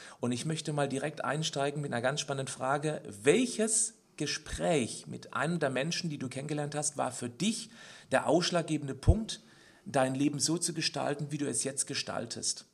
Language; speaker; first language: German; native; German